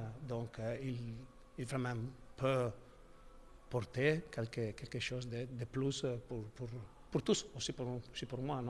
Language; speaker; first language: French; non-native, learner; Italian